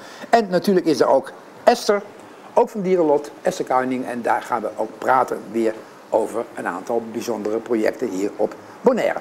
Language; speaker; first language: Dutch; native; Dutch